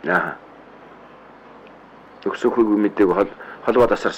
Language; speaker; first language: Mongolian; native; Mongolian